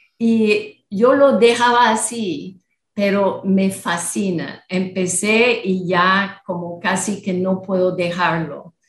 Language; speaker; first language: Spanish; non-native, fluent; French